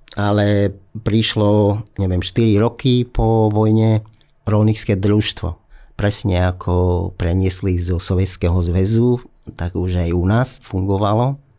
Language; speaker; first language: Slovak; non-native, fluent; Vietnamese